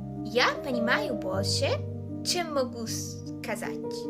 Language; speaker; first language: Russian; non-native, learner; Hungarian